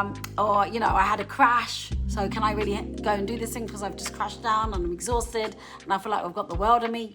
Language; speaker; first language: English; native; English